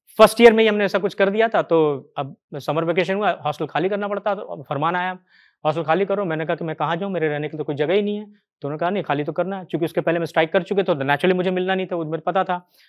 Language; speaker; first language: Hindi; native; Hindi